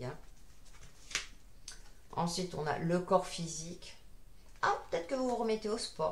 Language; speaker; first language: French; native; French